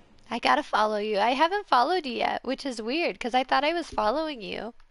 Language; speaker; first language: English; early bilingual, other home language; Turkish